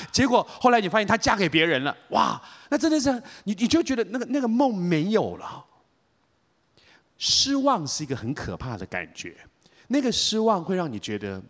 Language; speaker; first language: Chinese; native; Chinese